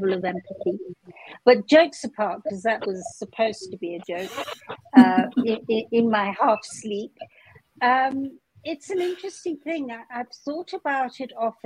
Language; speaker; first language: English; native; English